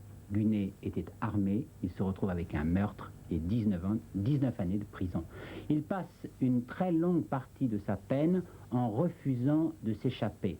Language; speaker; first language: French; native; French